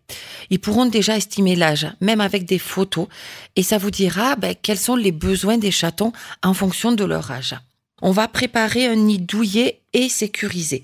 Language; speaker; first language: French; native; French